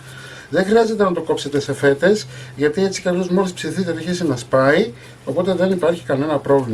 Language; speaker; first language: Greek; native; Greek